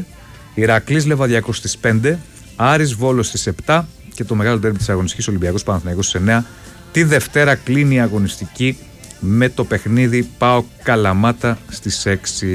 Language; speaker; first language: Greek; native; Greek